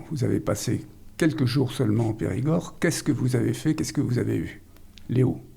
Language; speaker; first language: French; native; French